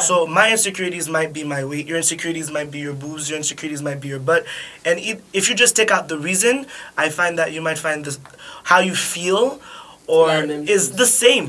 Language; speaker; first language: English; early bilingual, other home language; French